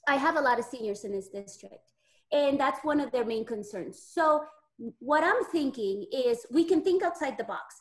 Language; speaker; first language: English; native; English